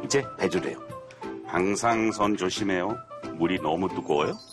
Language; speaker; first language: Korean; non-native, fluent; English